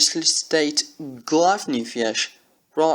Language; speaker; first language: Russian; non-native, learner; English